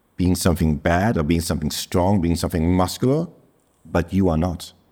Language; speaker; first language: English; non-native, fluent; German